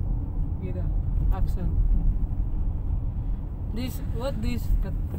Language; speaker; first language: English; non-native, learner; Filipino